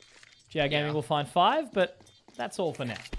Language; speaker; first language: English; native; English